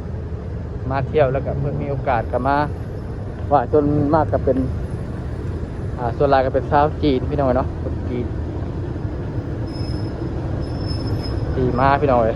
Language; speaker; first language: Thai; non-native, local second language; Lao